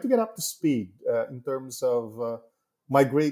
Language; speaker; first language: English; non-native, local second language; Hiligaynon